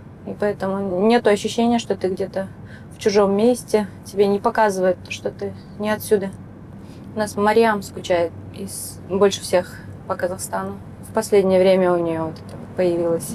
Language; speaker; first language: Russian; native; Russian